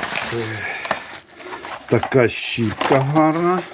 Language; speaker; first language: Ukrainian; non-native, local second language; Russian